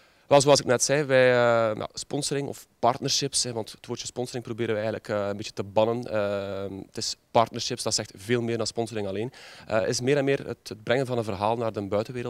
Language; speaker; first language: Dutch; native; Dutch